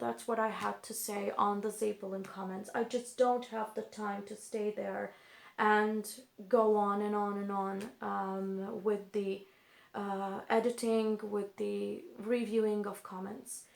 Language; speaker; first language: English; non-native, fluent; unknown